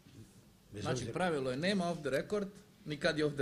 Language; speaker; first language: Croatian; native; Croatian